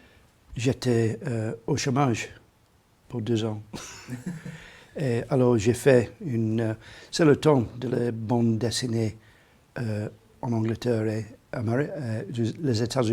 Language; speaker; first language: French; non-native, learner; English